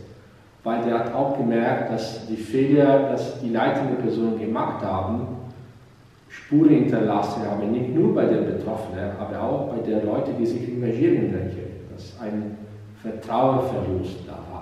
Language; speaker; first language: German; non-native, fluent; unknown